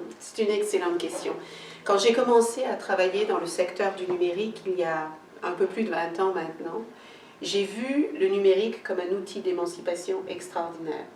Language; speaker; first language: French; early bilingual, other home language; Kabuverdianu